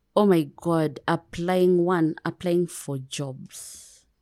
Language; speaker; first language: English; non-native, local second language; Kikuyu